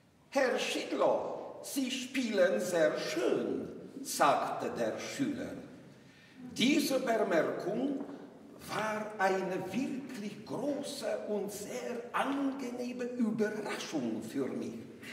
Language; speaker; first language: German; non-native, learner; English